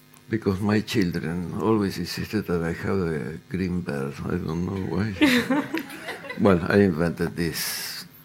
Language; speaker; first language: English; non-native, fluent; Spanish